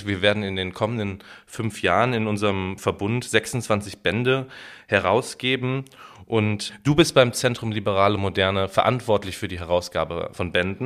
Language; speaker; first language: German; native; German